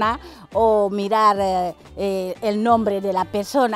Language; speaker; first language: Spanish; non-native, fluent; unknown